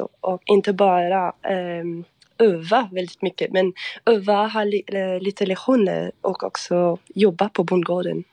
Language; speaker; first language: Swedish; non-native, fluent; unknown